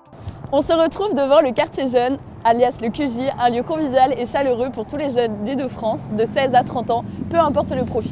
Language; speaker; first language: French; native; French